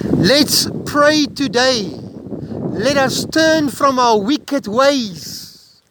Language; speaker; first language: English; non-native, local second language; Afrikaans